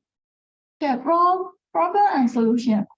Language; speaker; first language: English; non-native, learner; Burmese